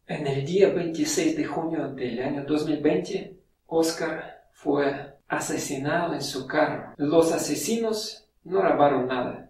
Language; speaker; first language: Spanish; non-native, fluent; Russian